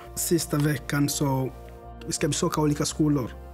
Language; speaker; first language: Swedish; non-native, learner; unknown